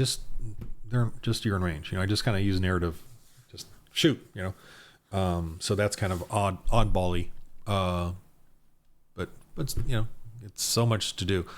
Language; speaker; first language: English; native; English